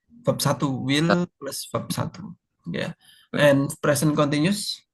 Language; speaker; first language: English; non-native, fluent; Indonesian